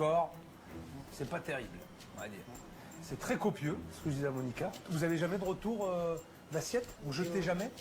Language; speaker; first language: French; native; French